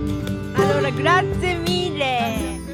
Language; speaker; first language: Italian; non-native, learner; Japanese